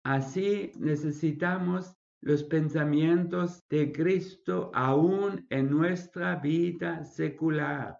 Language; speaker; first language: Spanish; non-native, fluent; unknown